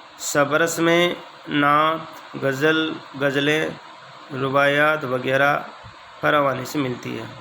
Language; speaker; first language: Urdu; native; Urdu